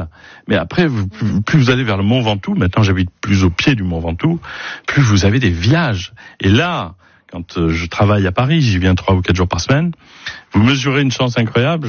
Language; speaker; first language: French; native; French